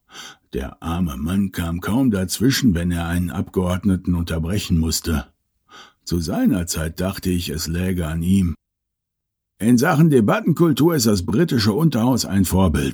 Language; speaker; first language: German; native; German